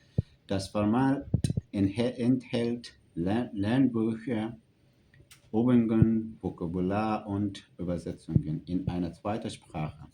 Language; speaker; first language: German; non-native, fluent; Pashto